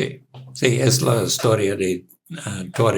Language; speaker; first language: Spanish; non-native, learner; English